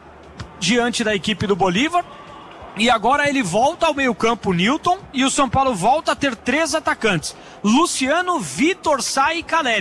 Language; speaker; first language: Portuguese; native; Portuguese